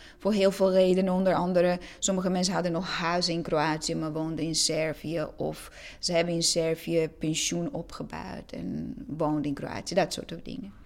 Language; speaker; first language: Dutch; non-native, fluent; Croatian